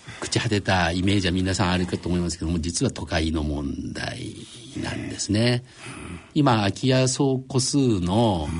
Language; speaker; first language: Japanese; native; Japanese